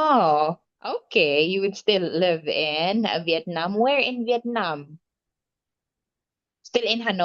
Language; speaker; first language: English; non-native, local second language; Filipino